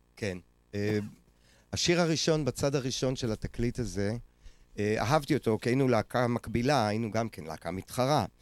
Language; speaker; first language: Hebrew; native; Hebrew